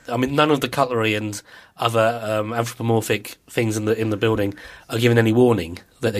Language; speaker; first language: English; native; English